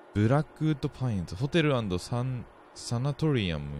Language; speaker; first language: Japanese; native; Japanese